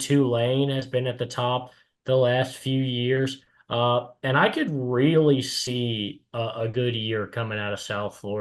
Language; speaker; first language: English; native; English